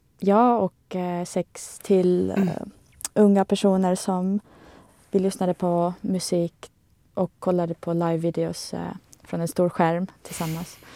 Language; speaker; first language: Swedish; non-native, fluent; Estonian